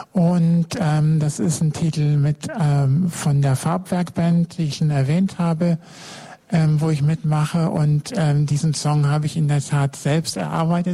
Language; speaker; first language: German; native; German